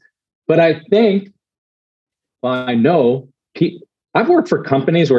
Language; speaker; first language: English; native; English